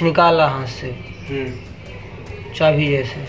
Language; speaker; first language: Hindi; native; Hindi